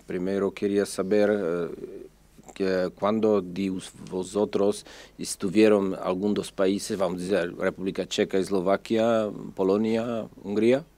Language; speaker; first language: Spanish; non-native, fluent; Czech